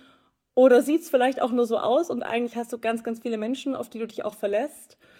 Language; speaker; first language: German; native; German